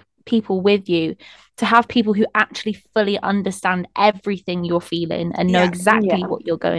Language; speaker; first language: English; native; English